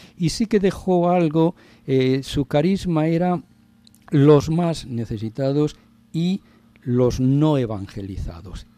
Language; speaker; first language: Spanish; native; Spanish